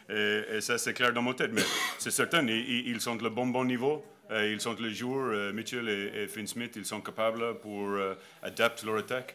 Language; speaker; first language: French; non-native, learner; English